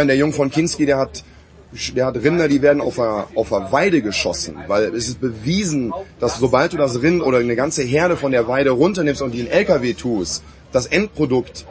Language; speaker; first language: German; native; German